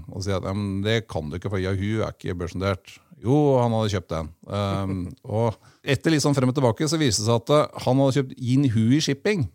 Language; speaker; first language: Norwegian; native; Norwegian